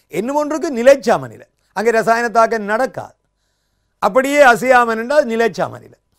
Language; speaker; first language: Tamil; native; Tamil